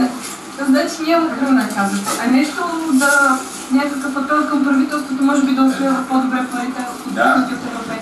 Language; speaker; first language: Bulgarian; native; Bulgarian